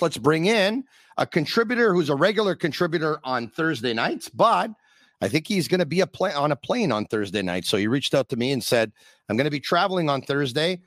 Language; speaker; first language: English; native; English